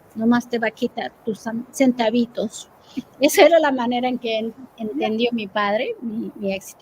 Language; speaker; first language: Spanish; early bilingual, heritage; Spanish